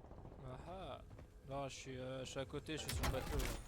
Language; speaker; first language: French; native; French